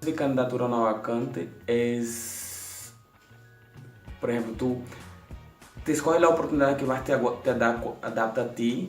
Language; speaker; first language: Spanish; non-native, local second language; Portuguese